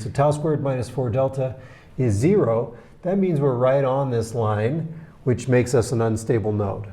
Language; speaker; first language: English; native; English